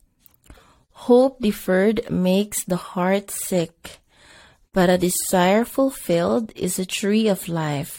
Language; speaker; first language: English; non-native, local second language; Cebuano